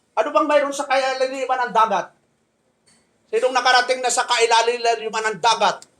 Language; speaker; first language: Filipino; native; Filipino